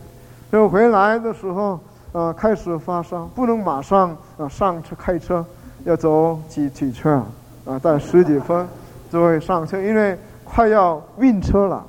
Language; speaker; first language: Chinese; non-native, fluent; Korean